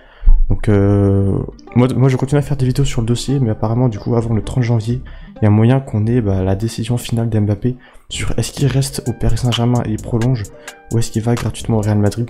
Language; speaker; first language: French; native; French